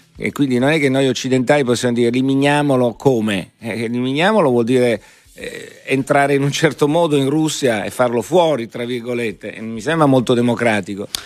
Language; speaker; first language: Italian; native; Italian